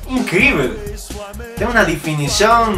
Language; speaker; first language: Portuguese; non-native, learner; Spanish